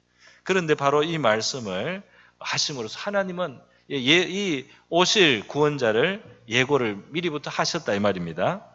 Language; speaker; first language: Korean; native; Korean